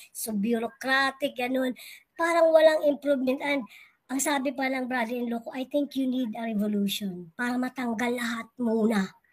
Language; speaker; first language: Filipino; non-native, local second language; Waray